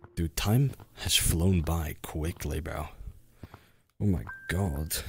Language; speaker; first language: English; native; English